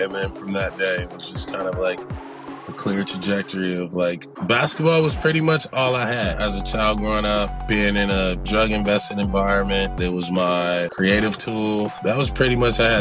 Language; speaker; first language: English; native; English